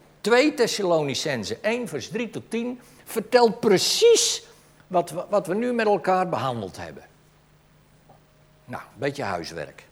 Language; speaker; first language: Dutch; native; Dutch